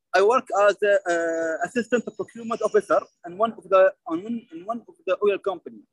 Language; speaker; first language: English; non-native, learner; Arabic